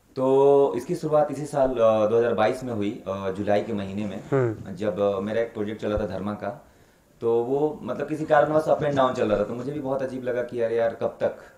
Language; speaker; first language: Hindi; native; Hindi